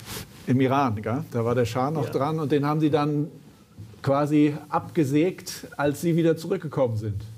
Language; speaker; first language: German; native; German